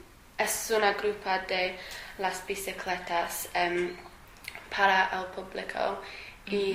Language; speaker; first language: Spanish; non-native, learner; English